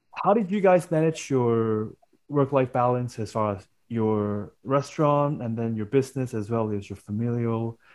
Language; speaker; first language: English; non-native, local second language; Cantonese